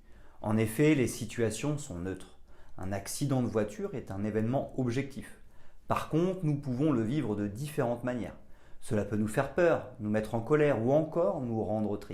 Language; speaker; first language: French; native; French